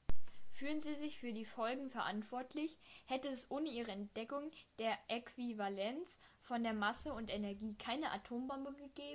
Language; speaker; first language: German; native; German